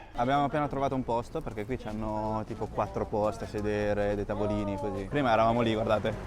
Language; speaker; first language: Italian; early bilingual, other home language; Chinese